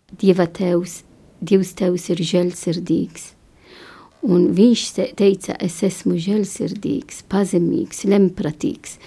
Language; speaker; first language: Latvian; non-native, learner; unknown